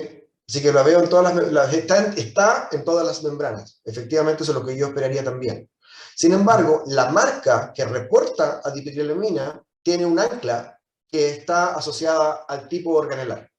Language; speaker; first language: Spanish; native; Spanish